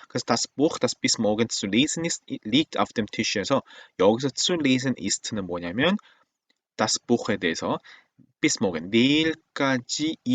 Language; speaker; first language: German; non-native, fluent; Korean